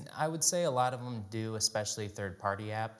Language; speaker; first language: English; native; English